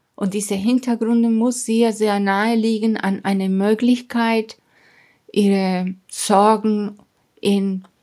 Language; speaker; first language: German; non-native, fluent; Spanish